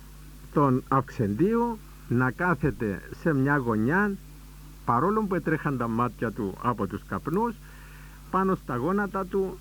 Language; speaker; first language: Greek; native; Greek